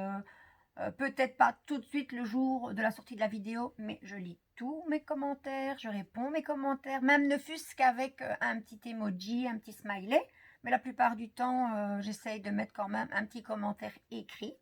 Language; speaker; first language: French; native; French